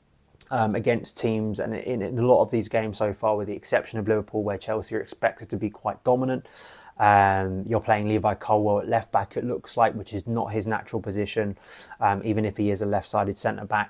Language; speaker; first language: English; native; English